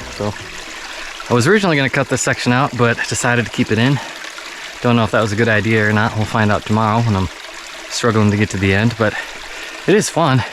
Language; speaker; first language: English; native; English